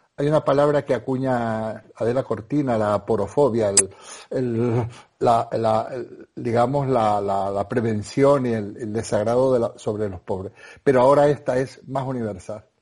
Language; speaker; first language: Spanish; native; Spanish